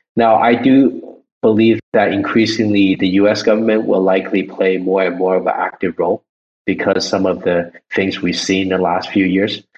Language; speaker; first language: English; early bilingual, other home language; Chinese